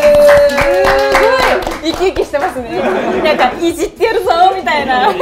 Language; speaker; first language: Japanese; native; Japanese